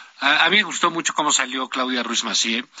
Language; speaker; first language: Spanish; native; Spanish